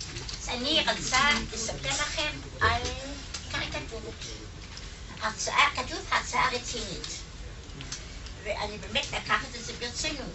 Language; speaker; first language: Hebrew; non-native, fluent; German